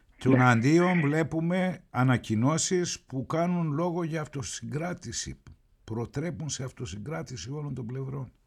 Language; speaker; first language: Greek; native; Greek